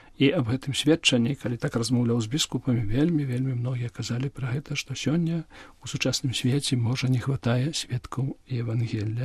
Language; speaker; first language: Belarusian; non-native, local second language; Polish